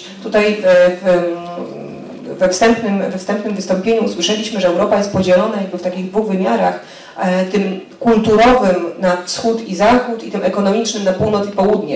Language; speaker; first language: Polish; native; Polish